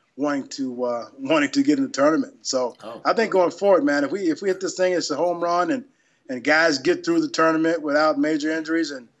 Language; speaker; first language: English; native; English